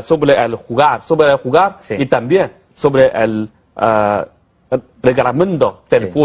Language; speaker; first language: Spanish; non-native, fluent; Chinese